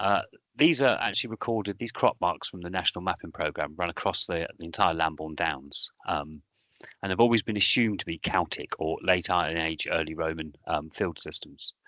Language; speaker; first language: English; native; English